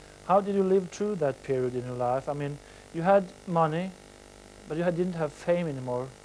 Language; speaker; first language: English; non-native, fluent; Norwegian